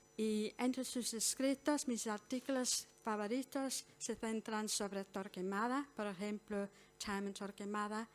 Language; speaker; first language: Spanish; non-native, fluent; English